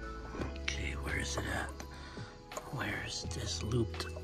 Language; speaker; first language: English; native; English